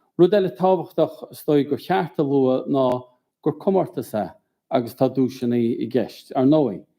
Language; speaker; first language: Irish; native; Irish